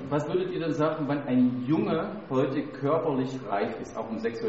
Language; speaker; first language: German; native; German